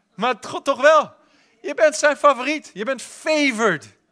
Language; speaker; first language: Dutch; native; Dutch